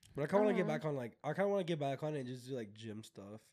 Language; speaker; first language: English; native; English